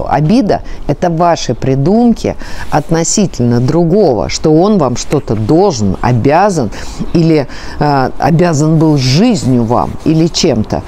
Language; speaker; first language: Russian; native; Russian